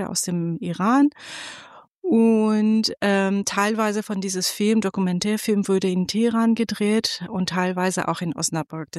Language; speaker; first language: German; non-native, fluent; Persian